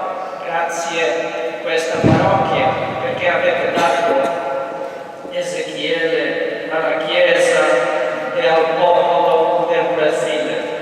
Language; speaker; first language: Italian; non-native, fluent; Portuguese